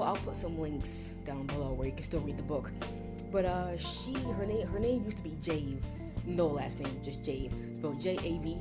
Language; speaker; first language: English; native; English